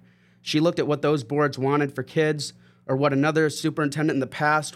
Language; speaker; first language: English; native; English